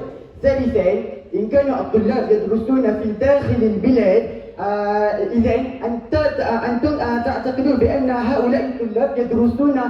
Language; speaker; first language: Arabic; non-native, learner; Malay